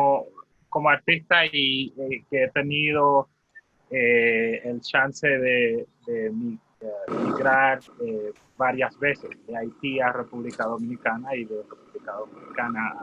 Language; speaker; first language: Spanish; non-native, fluent; Haitian Creole